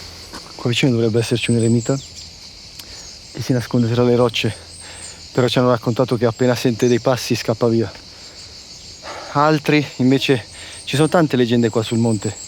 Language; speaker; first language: Italian; native; Italian